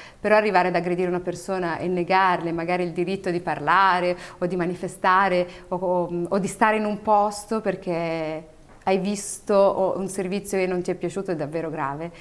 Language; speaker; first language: Italian; early bilingual, other home language; Arabic